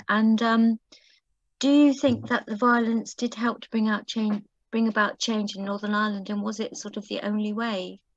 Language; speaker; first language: English; native; English